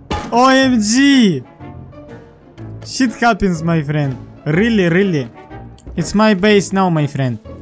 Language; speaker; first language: English; non-native, learner; Russian